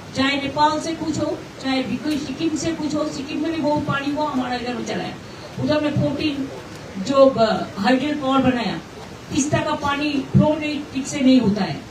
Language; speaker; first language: Hindi; non-native, local second language; Bangla